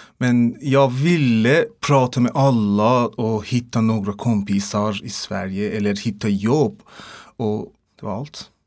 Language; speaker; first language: Swedish; non-native, learner; Persian